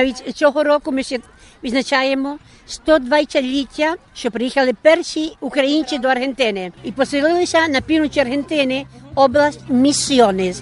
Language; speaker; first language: Ukrainian; early bilingual, heritage; Ukrainian